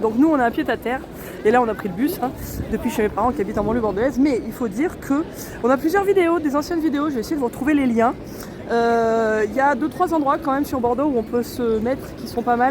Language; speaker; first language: French; native; French